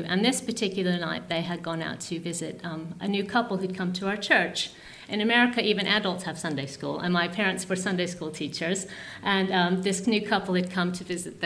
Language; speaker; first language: English; native; English